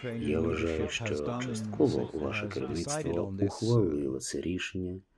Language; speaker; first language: Ukrainian; non-native, fluent; Swedish